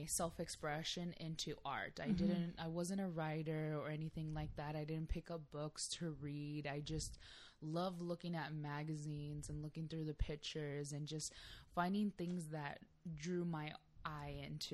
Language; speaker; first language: English; native; English